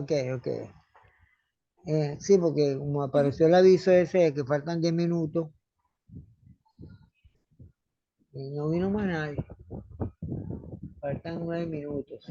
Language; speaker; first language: Spanish; native; Spanish